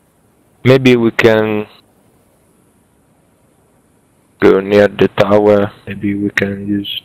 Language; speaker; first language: English; non-native, learner; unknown